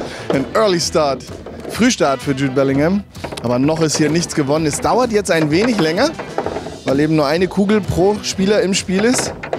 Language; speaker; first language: German; native; German